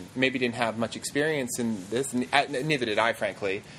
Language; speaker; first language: English; native; English